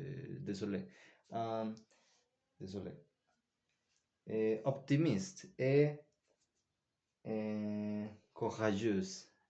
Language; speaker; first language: French; non-native, learner; Spanish